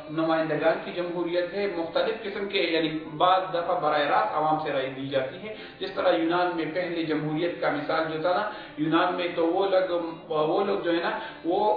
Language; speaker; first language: Urdu; non-native, local second language; Pashto